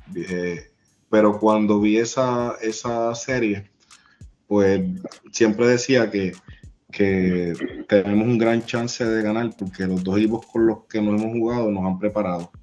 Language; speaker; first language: Spanish; native; Spanish